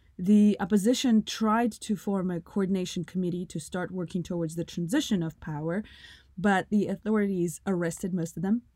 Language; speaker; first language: English; non-native, fluent; Russian